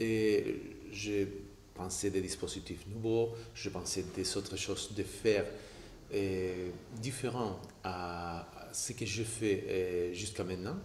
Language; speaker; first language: French; non-native, fluent; Spanish